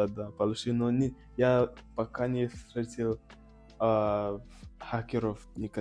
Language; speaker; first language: Russian; non-native, learner; Nyanja